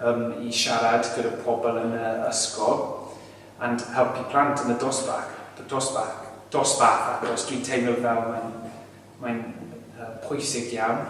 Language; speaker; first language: Welsh; non-native, learner; English